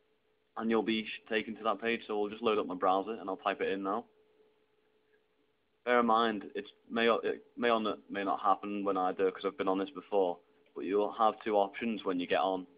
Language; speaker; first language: English; native; English